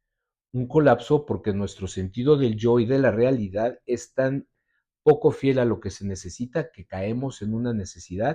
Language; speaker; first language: Spanish; native; Spanish